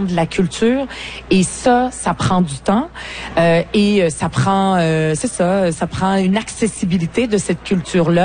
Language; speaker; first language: French; early bilingual, other home language; Arabic